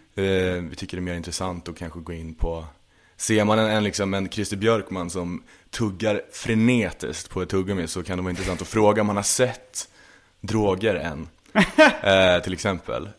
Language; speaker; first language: Swedish; native; Swedish